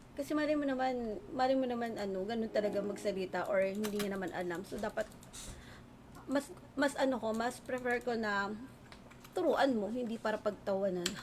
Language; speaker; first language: Filipino; native; Filipino